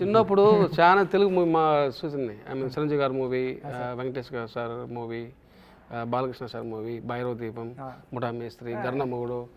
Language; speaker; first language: Telugu; non-native, learner; Tamil